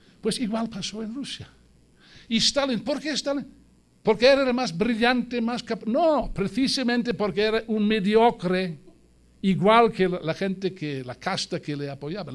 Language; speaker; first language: Spanish; non-native, fluent; English